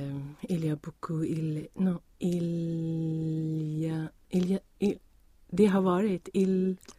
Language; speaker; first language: French; non-native, learner; Swedish